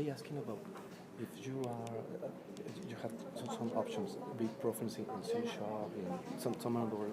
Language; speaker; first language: English; non-native, learner; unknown